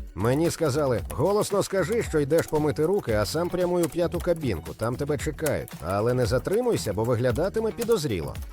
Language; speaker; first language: Ukrainian; native; Ukrainian